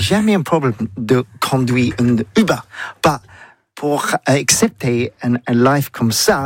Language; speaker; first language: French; non-native, learner; English